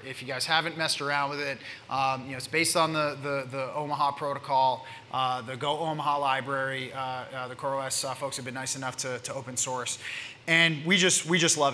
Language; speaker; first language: English; native; English